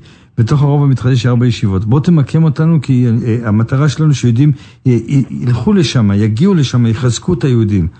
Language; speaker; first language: Hebrew; native; Hebrew